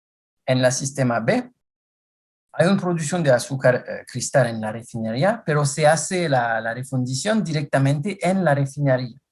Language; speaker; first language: Spanish; non-native, fluent; French